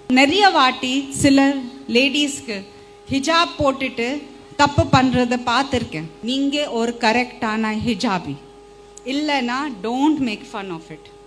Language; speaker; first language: Tamil; non-native, fluent; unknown